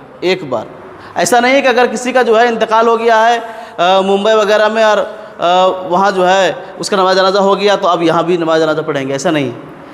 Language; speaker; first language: Urdu; native; Urdu